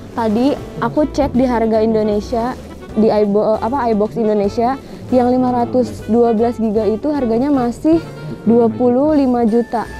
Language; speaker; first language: Indonesian; native; Indonesian